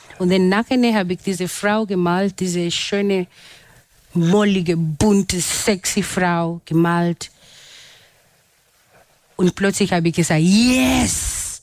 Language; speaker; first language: German; non-native, fluent; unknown